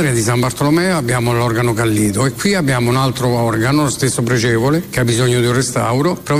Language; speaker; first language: Italian; native; Italian